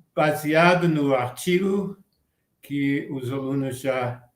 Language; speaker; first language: Portuguese; non-native, fluent; English